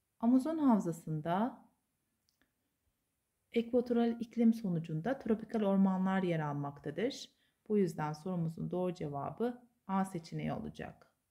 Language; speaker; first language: Turkish; native; Turkish